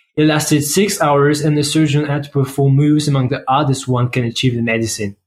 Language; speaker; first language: English; non-native, fluent; French